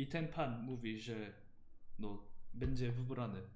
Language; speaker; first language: Polish; non-native, learner; Korean